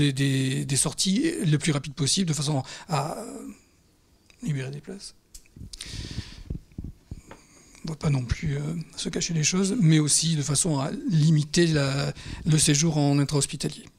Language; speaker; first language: French; native; French